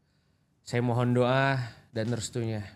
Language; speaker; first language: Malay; non-native, local second language; Indonesian